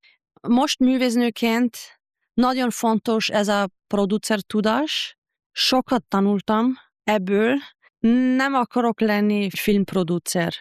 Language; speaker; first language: Hungarian; non-native, learner; German